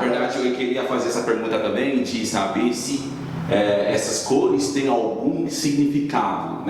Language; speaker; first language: Portuguese; non-native, fluent; Haitian Creole